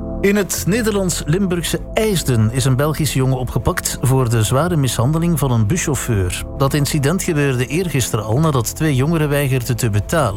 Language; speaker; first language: Dutch; native; Dutch